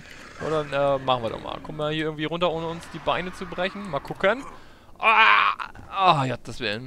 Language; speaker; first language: German; native; German